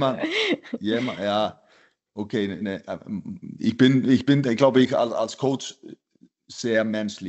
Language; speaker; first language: German; non-native, fluent; Icelandic